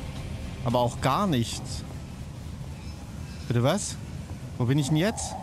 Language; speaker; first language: German; native; German